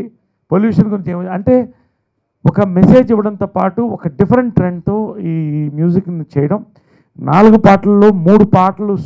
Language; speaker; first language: Telugu; native; Telugu